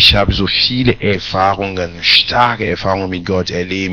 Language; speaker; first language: German; non-native, fluent; French